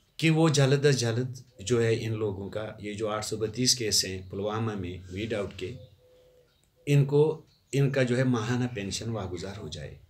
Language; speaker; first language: Hindi; non-native, local second language; Kashmiri